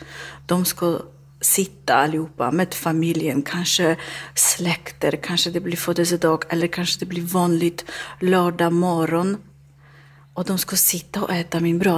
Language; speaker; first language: Swedish; non-native, learner; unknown